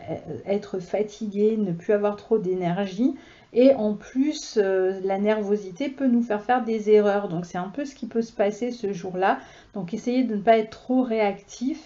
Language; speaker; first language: French; native; French